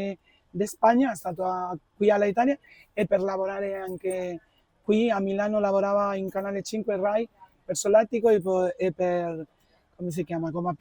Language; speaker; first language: Italian; non-native, fluent; Spanish